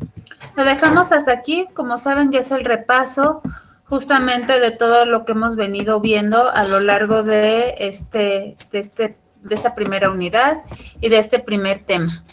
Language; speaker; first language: Spanish; native; Spanish